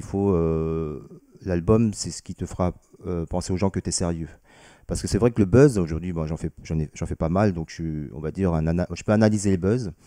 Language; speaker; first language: French; early bilingual, other home language; Vietnamese